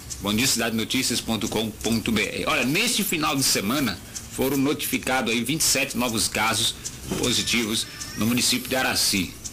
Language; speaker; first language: Portuguese; native; Portuguese